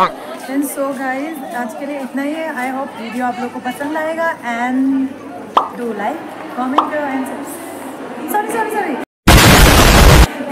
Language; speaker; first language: Hindi; non-native, local second language; Assamese